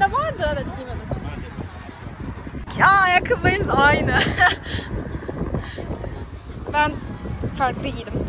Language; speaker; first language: Turkish; native; Turkish